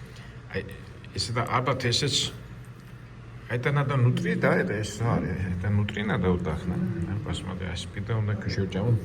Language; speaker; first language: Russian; non-native, fluent; Georgian